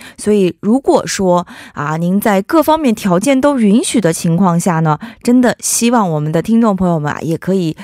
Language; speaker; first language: Chinese; native; Chinese